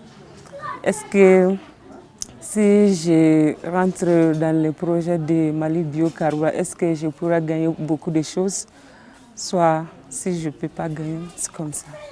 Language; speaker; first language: French; non-native, local second language; Bambara